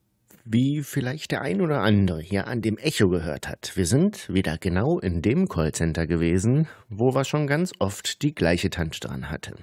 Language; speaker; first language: German; native; German